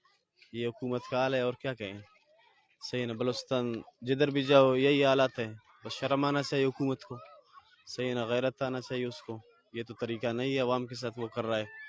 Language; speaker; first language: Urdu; non-native, local second language; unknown